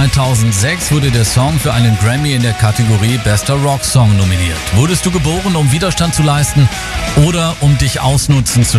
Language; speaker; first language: German; native; German